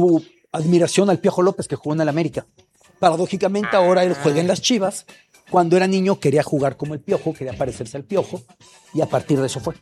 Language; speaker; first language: Spanish; native; Spanish